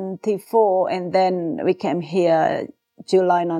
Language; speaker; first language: English; non-native, fluent; Javanese